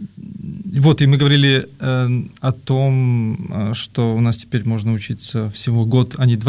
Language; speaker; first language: Russian; native; Russian